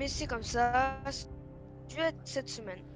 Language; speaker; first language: French; native; French